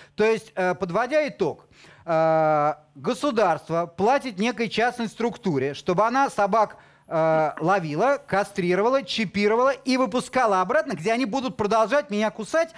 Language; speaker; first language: Russian; native; Russian